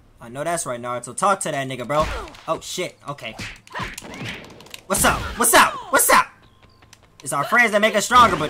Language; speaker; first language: English; native; English